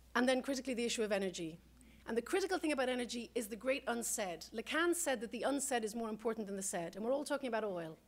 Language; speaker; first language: English; native; English